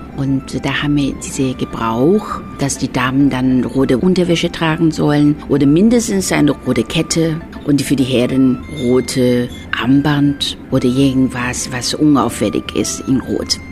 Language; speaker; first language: German; non-native, fluent; Chinese